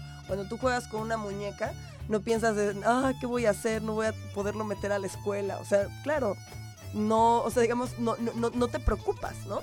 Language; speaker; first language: Spanish; native; Spanish